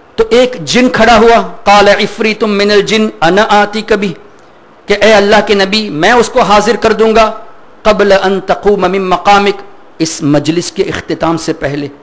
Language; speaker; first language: Urdu; non-native, fluent; Memoni